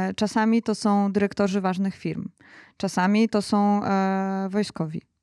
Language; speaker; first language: Polish; native; Polish